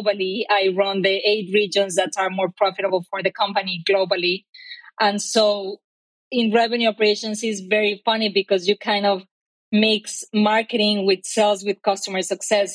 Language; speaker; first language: English; non-native, fluent; Spanish